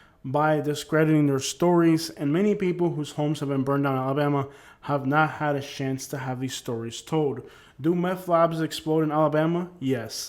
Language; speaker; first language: English; native; English